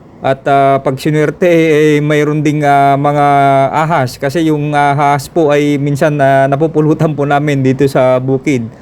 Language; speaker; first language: Filipino; non-native, local second language; Iloko